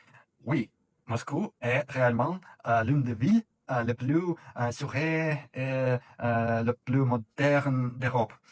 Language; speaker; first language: French; non-native, fluent; Russian